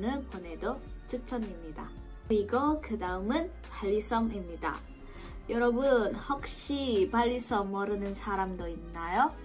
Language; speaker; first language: Korean; non-native, fluent; Indonesian